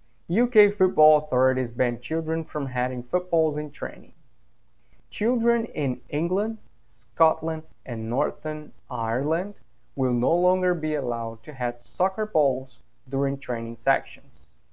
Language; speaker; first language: English; non-native, fluent; Portuguese